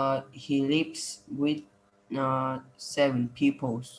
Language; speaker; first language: English; non-native, learner; Vietnamese